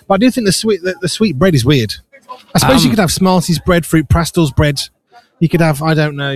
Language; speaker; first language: English; native; English